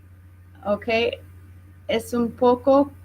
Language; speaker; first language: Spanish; non-native, fluent; English